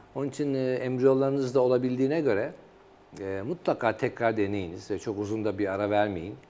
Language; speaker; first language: Turkish; native; Turkish